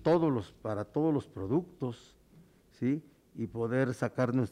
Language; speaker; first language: Spanish; native; Spanish